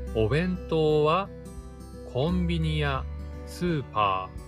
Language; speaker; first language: Japanese; native; Japanese